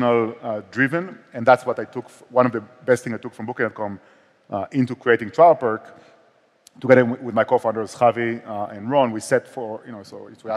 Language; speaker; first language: English; non-native, fluent; Hebrew